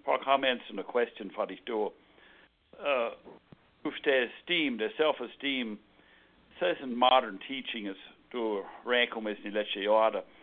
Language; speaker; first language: German; early bilingual, heritage; Pennsylvania German